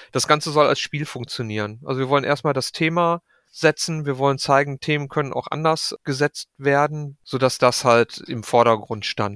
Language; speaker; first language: German; native; German